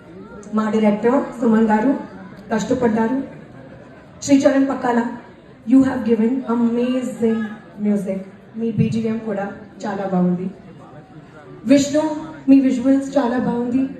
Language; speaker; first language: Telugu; non-native, learner; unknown